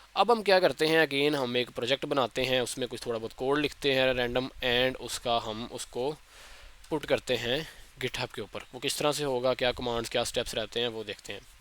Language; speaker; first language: Urdu; native; Urdu